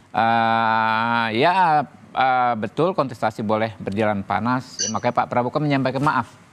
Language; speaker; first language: Indonesian; native; Indonesian